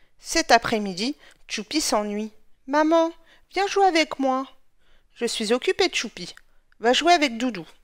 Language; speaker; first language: French; native; French